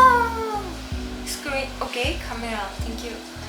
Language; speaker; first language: Korean; non-native, learner; Japanese